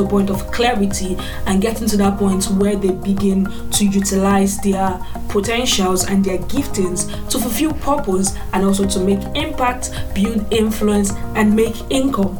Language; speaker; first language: English; non-native, local second language; Igbo